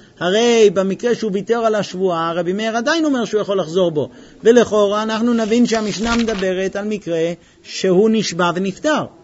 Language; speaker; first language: Hebrew; non-native, fluent; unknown